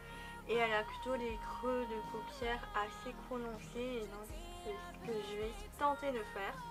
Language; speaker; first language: French; native; French